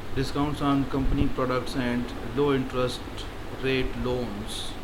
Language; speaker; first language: English; non-native, local second language; Urdu